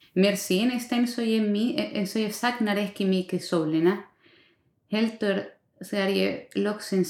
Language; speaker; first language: Icelandic; non-native, learner; Spanish